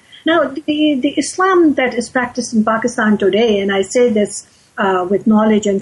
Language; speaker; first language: English; non-native, local second language; Urdu